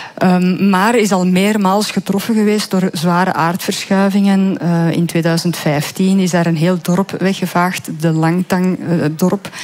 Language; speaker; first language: Dutch; native; Dutch